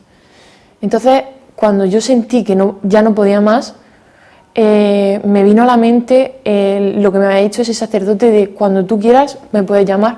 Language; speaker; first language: Spanish; native; Spanish